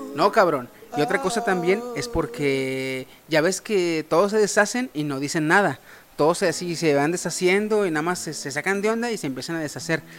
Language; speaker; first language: Spanish; native; Spanish